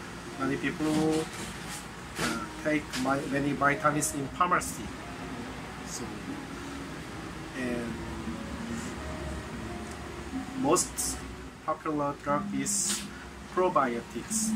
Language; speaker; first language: English; non-native, learner; Korean